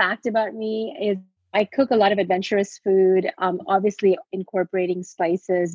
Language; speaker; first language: English; non-native, local second language; Hindi